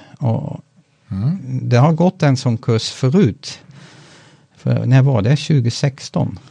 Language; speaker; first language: Swedish; non-native, fluent; Dutch